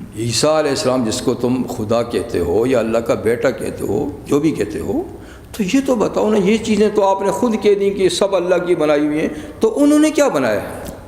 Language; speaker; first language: Urdu; native; Urdu